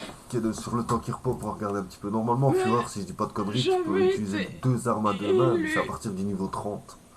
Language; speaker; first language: French; native; French